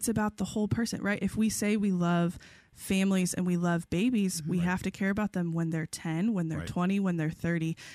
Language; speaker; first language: English; native; English